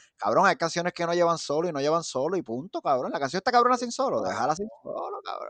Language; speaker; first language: Spanish; native; Spanish